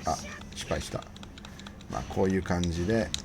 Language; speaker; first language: Japanese; non-native, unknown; English